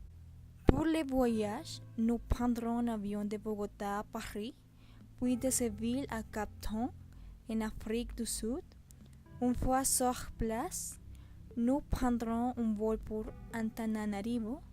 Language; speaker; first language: French; non-native, learner; Spanish